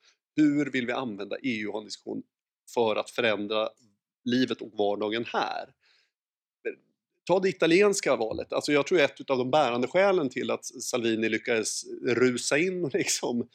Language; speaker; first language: Swedish; native; Swedish